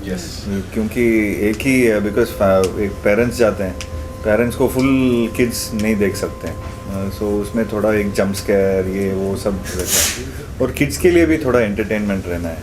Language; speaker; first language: Hindi; non-native, local second language; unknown